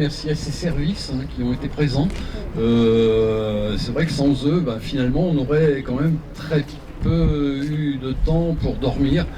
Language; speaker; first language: French; native; French